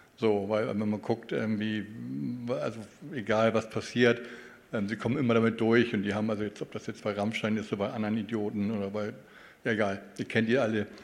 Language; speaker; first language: German; native; German